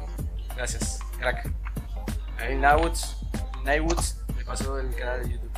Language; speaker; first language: Spanish; native; Spanish